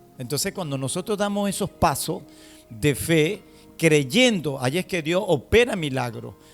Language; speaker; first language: Spanish; native; Spanish